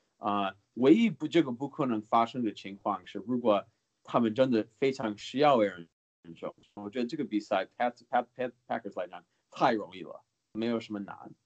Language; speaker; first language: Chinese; early bilingual, heritage; Chinese